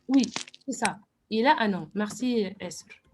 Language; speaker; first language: French; non-native, fluent; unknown